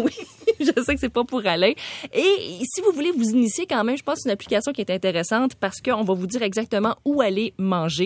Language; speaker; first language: French; native; French